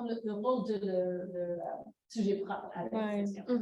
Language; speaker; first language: French; non-native, learner; English